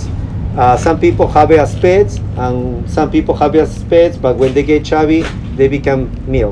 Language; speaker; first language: English; non-native, fluent; Spanish